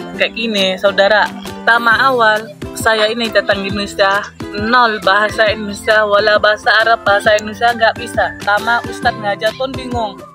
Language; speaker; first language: Indonesian; non-native, fluent; Western Cham